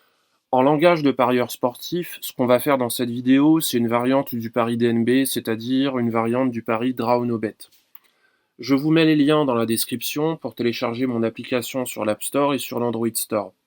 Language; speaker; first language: French; native; French